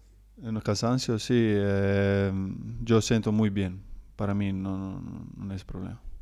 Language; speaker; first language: Spanish; non-native, learner; Croatian